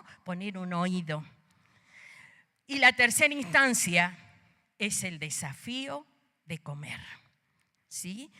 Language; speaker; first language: Spanish; native; Spanish